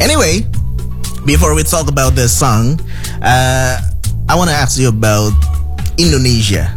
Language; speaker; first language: English; non-native, fluent; Indonesian